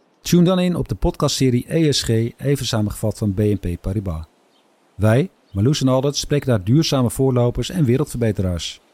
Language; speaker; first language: Dutch; native; Dutch